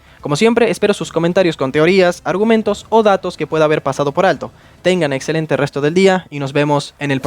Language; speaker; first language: Spanish; native; Spanish